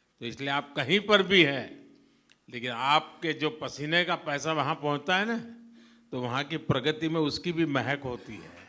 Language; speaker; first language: Hindi; non-native, local second language; Gujarati